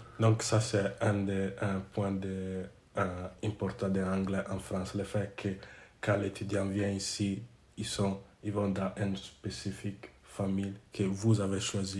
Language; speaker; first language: French; non-native, learner; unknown